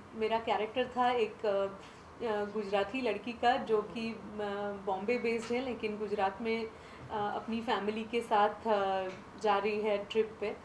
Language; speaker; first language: Hindi; non-native, local second language; Marathi